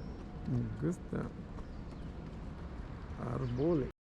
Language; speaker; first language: Spanish; non-native, learner; English